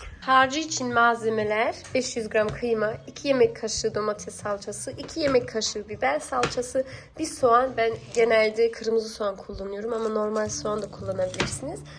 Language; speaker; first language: Turkish; early bilingual, heritage; Turkish